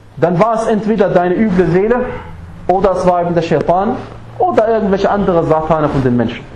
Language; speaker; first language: German; non-native, fluent; Arabic